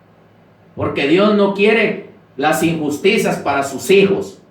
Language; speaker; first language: Spanish; native; Spanish